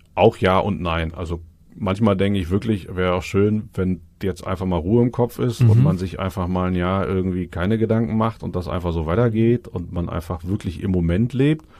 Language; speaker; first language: German; native; German